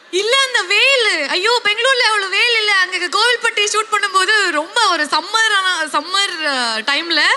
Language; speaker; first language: Tamil; non-native, learner; Kannada